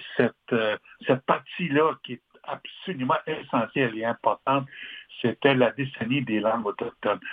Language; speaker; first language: French; non-native, local second language; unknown